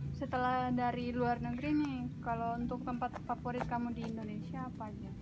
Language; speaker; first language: Indonesian; native; Indonesian